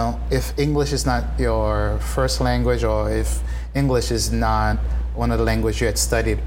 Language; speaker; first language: English; non-native, fluent; Haitian Creole